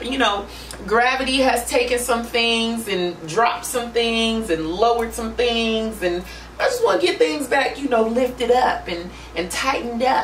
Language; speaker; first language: English; native; English